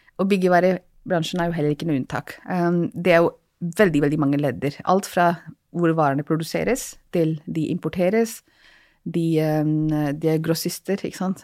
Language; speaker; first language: Norwegian; non-native, fluent; Hindi